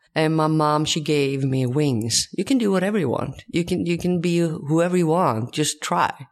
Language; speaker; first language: English; non-native, fluent; Swedish